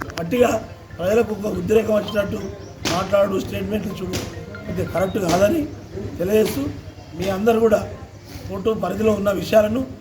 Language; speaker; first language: Telugu; native; Telugu